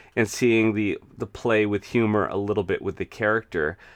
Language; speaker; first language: English; native; English